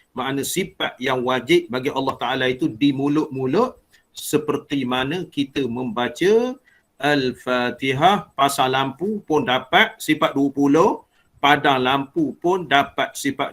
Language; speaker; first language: Malay; native; Malay